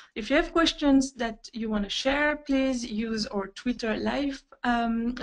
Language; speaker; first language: English; non-native, fluent; French